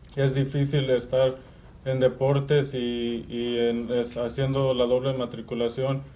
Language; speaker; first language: Spanish; early bilingual, heritage; Spanish